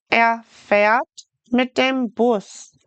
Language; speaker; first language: German; non-native, fluent; English